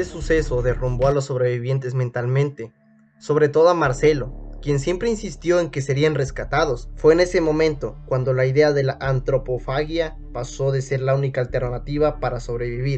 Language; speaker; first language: Spanish; native; Spanish